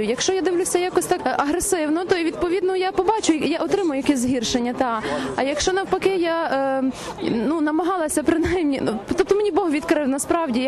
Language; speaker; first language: Ukrainian; native; Ukrainian